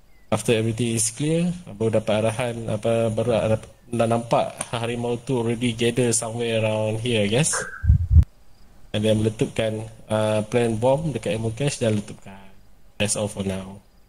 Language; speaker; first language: English; non-native, local second language; Malay